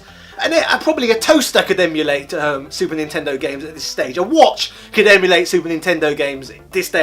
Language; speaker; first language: English; native; English